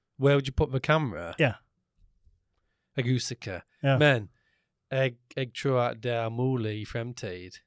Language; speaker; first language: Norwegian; non-native, learner; English